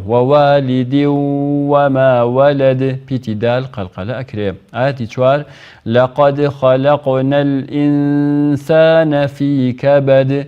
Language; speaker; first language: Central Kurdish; native; Central Kurdish